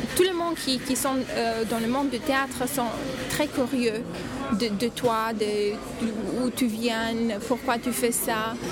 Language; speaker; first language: French; non-native, fluent; Romanian